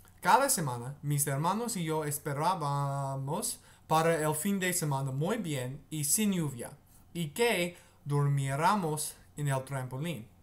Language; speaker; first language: Spanish; non-native, learner; English